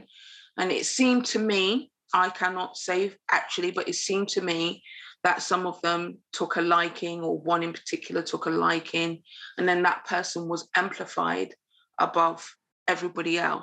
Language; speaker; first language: English; native; English